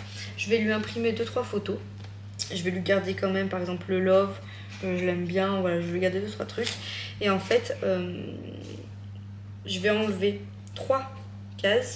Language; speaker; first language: French; native; French